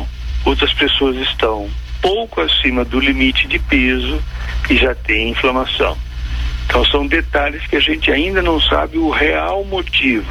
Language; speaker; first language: Portuguese; native; Portuguese